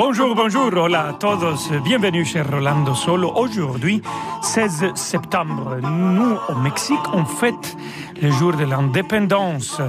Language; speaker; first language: French; non-native, fluent; Spanish